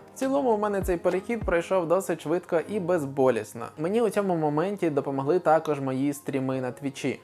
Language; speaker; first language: Ukrainian; non-native, local second language; Russian